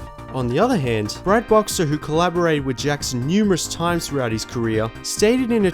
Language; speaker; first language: English; native; English